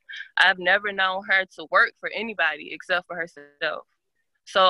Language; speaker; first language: English; native; English